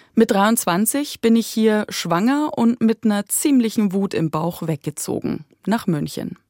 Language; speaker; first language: German; native; German